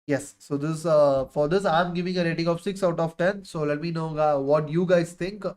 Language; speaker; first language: English; non-native, local second language; Tamil